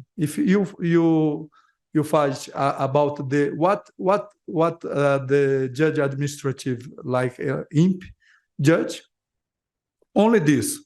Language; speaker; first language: English; non-native, learner; Portuguese